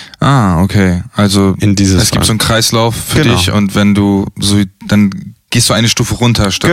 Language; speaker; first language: German; native; German